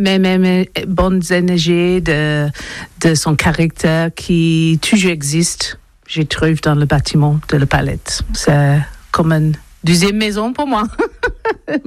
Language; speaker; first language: French; non-native, fluent; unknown